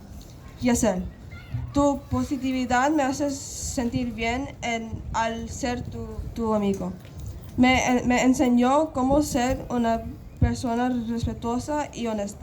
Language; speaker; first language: Spanish; non-native, local second language; English